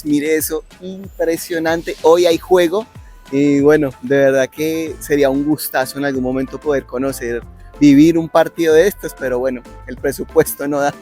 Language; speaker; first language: Spanish; native; Spanish